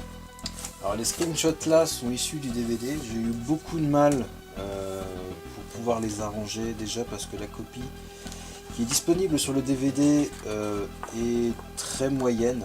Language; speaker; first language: French; native; French